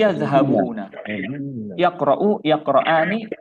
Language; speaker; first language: Arabic; non-native, fluent; Indonesian